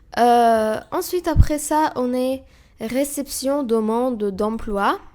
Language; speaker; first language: French; non-native, fluent; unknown